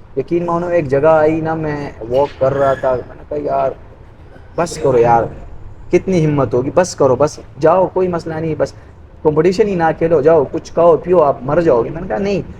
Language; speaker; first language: Urdu; non-native, local second language; Pashto